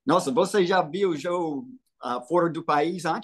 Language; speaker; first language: Portuguese; non-native, fluent; English